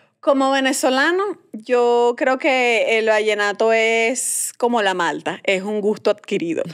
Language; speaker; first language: Spanish; native; Spanish